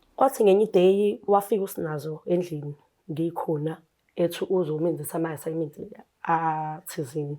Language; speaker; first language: Zulu; native; Zulu